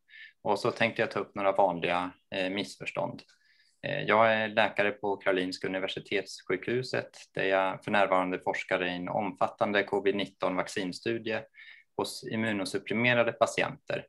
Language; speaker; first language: Swedish; native; Swedish